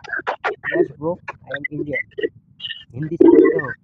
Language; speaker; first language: Hindi; non-native, local second language; Bangla